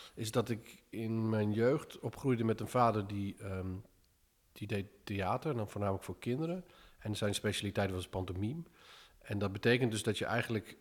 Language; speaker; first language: Dutch; early bilingual, other home language; English